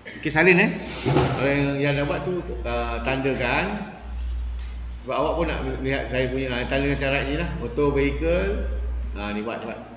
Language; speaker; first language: Malay; native; Malay